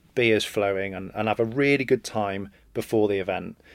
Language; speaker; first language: English; native; English